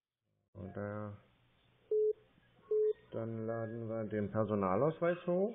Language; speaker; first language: German; native; German